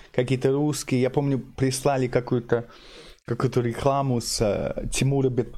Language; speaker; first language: Russian; non-native, fluent; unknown